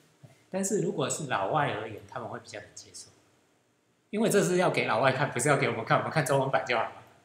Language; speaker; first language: Chinese; native; Chinese